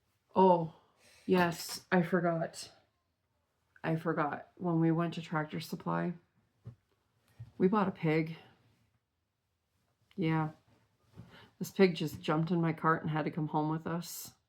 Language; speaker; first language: English; native; English